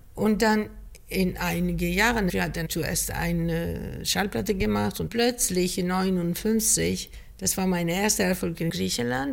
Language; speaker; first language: German; non-native, fluent; Greek